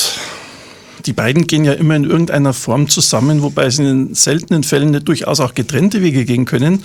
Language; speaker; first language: German; native; German